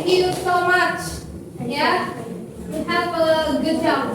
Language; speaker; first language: English; non-native, fluent; Indonesian